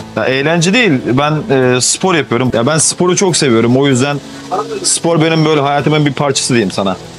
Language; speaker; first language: Turkish; native; Turkish